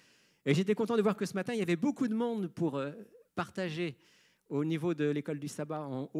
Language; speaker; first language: French; native; French